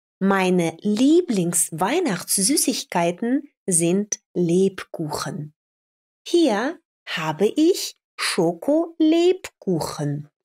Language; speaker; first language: German; non-native, fluent; Russian